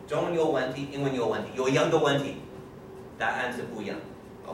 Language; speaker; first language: Chinese; non-native, fluent; English